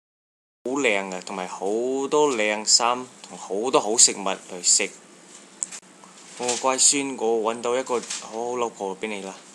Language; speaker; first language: Cantonese; non-native, learner; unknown